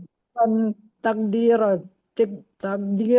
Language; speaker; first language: Arabic; non-native, learner; Indonesian